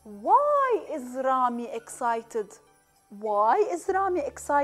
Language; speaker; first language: English; non-native, fluent; Arabic